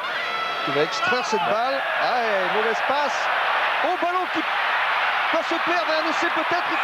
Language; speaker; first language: French; native; French